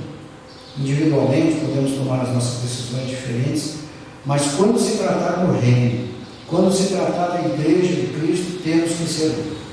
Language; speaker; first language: Portuguese; native; Portuguese